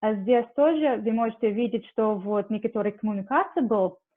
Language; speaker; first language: Russian; non-native, learner; English